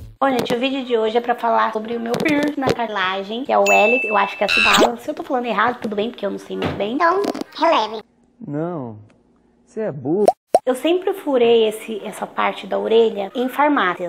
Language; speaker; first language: Portuguese; native; Portuguese